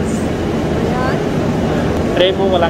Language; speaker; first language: Filipino; non-native, learner; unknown